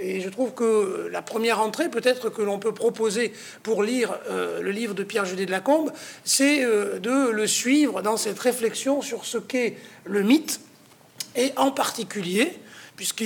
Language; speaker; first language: French; native; French